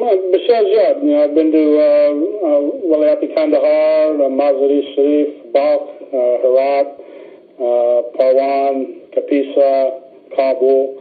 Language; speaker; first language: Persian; non-native, learner; English